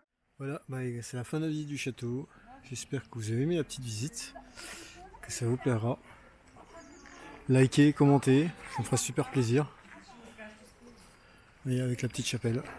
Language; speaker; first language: French; native; French